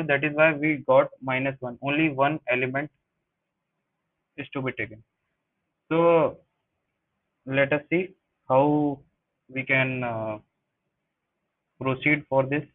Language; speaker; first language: English; non-native, local second language; Hindi